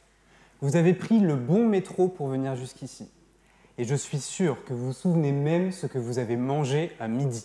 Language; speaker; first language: French; native; French